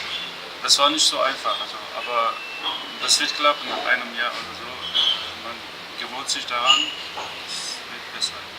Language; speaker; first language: German; non-native, learner; Persian